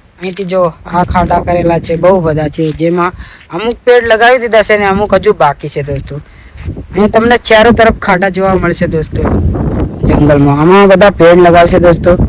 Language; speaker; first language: Gujarati; non-native, local second language; Bhili